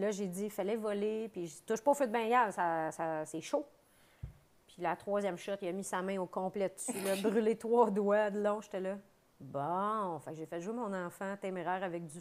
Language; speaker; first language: French; native; French